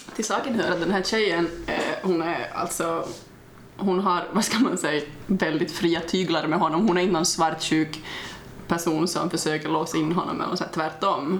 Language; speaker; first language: Swedish; native; Swedish